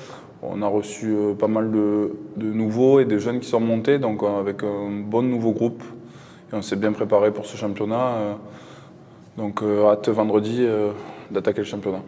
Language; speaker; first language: French; native; French